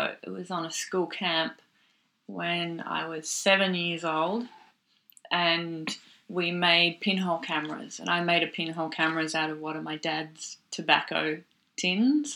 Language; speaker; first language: English; native; English